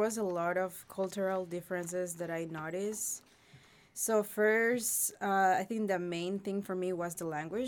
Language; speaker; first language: English; non-native, fluent; Spanish